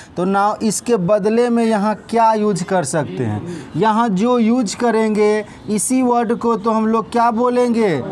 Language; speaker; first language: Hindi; native; Hindi